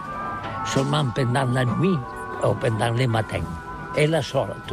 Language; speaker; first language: French; non-native, learner; Catalan